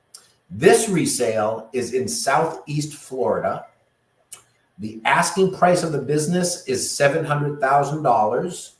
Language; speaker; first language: English; native; English